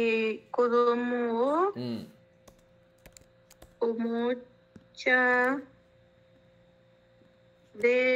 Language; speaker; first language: Japanese; non-native, learner; Spanish